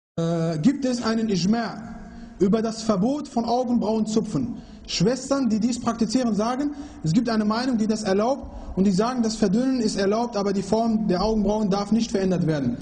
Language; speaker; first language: German; early bilingual, other home language; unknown